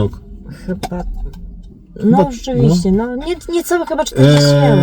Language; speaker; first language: Polish; native; Polish